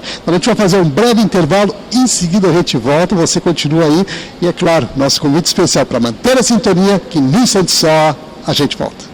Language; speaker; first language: Portuguese; native; Portuguese